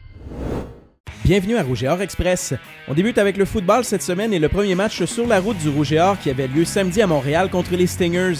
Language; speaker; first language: French; native; French